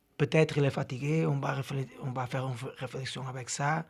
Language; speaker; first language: French; non-native, learner; Portuguese